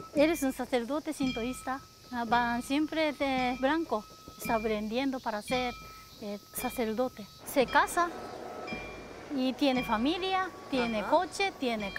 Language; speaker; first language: Spanish; non-native, learner; Japanese